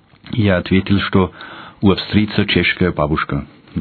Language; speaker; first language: Russian; non-native, fluent; German